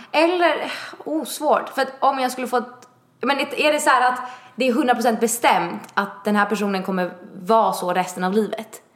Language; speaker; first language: Swedish; early bilingual, other home language; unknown